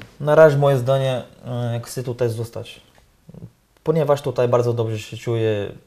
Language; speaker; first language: Polish; non-native, learner; Portuguese